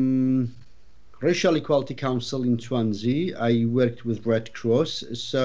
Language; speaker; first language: English; non-native, fluent; Arabic